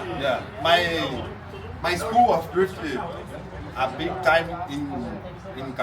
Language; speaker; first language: English; non-native, learner; Portuguese